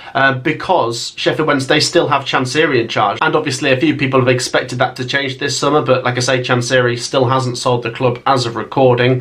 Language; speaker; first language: English; native; English